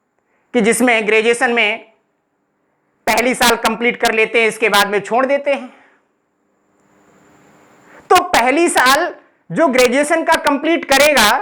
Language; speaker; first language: Hindi; native; Hindi